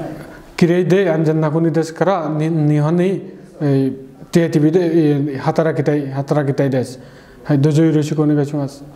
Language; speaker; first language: Japanese; non-native, learner; Bangla